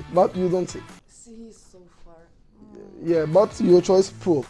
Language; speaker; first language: English; non-native, learner; Turkish